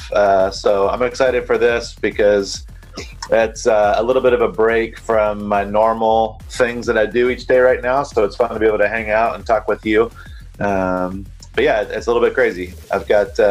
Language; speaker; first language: English; native; English